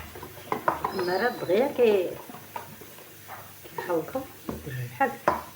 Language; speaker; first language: Arabic; native; Arabic